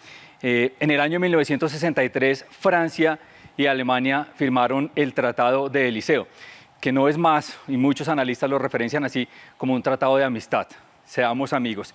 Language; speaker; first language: Spanish; native; Spanish